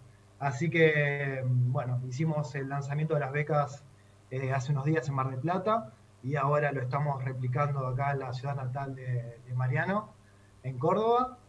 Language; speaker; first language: Spanish; native; Spanish